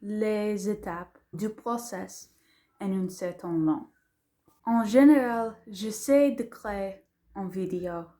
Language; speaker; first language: French; non-native, learner; English